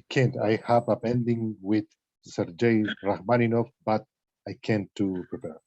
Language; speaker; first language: English; non-native, learner; Spanish